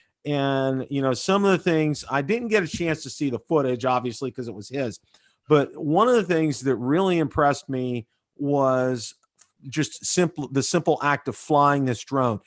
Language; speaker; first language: English; native; English